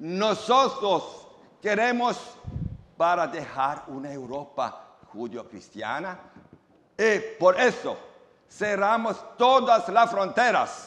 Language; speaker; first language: Spanish; non-native, learner; Romanian